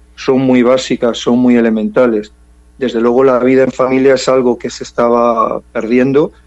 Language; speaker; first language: Spanish; early bilingual, heritage; English